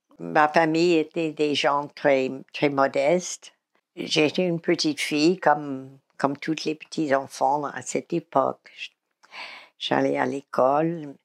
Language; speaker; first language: French; non-native, fluent; English